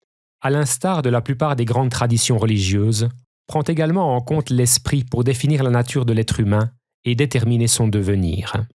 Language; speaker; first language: French; native; French